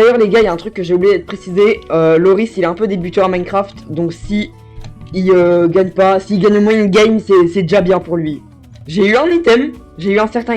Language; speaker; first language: French; native; French